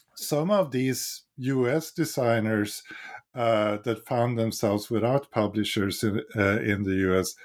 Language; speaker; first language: English; non-native, fluent; Swedish